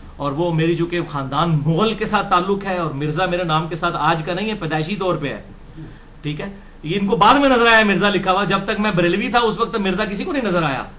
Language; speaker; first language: Urdu; non-native, local second language; Punjabi